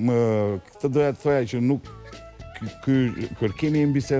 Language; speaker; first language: Albanian; native; Albanian